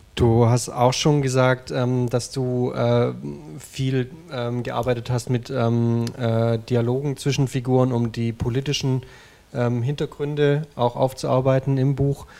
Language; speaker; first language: German; native; German